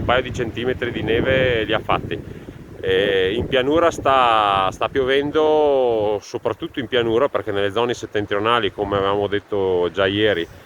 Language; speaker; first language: Italian; native; Italian